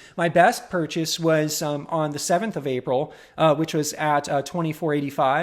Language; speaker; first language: English; native; English